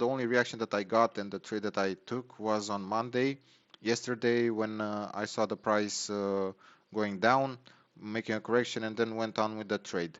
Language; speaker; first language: English; non-native, fluent; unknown